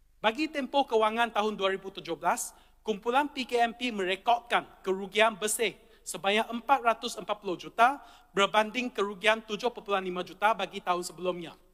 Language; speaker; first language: Malay; non-native, local second language; Chinese